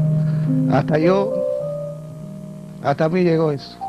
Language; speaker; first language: Spanish; native; Spanish